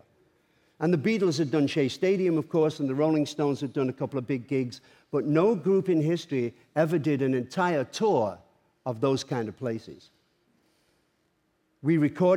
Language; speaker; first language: English; native; English